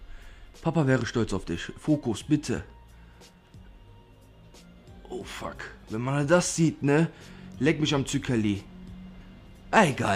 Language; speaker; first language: German; native; German